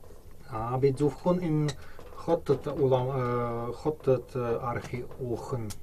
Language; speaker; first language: Mongolian; non-native, learner; Czech